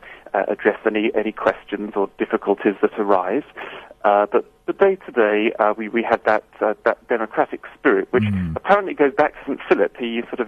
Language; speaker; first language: English; native; English